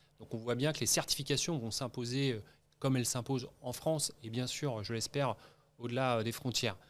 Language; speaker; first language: French; native; French